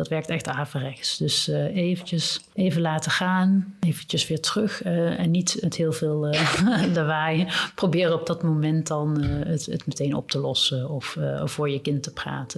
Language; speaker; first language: Dutch; native; Dutch